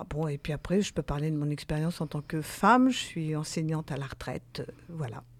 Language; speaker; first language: French; native; French